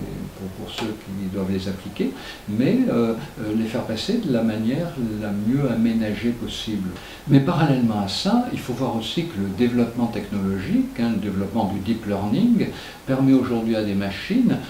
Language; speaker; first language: French; native; French